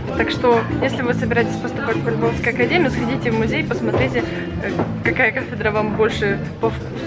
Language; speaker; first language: Russian; native; Russian